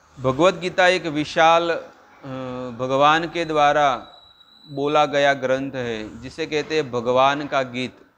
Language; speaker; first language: Hindi; non-native, local second language; Gujarati